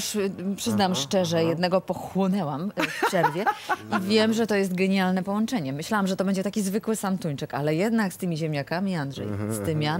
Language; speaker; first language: Polish; native; Polish